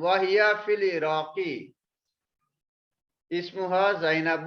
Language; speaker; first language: Arabic; non-native, fluent; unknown